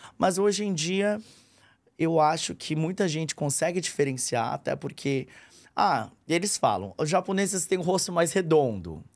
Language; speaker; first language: Portuguese; early bilingual, other home language; Korean